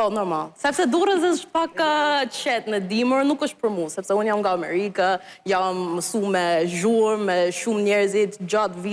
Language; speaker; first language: Albanian; non-native, learner; English